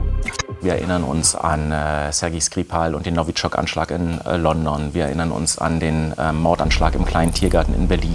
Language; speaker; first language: German; native; German